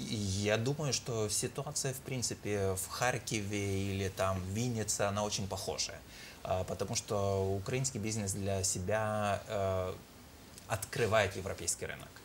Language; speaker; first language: Russian; non-native, fluent; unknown